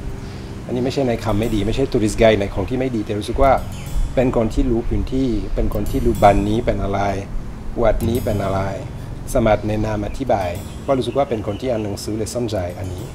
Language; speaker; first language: Thai; non-native, learner; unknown